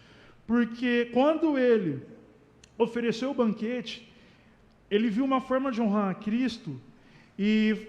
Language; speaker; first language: Portuguese; native; Portuguese